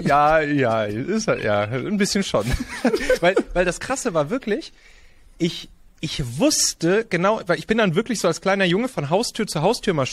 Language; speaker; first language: German; native; German